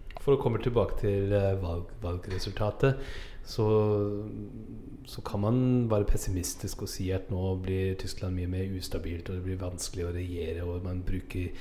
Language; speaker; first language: Norwegian; non-native, fluent; German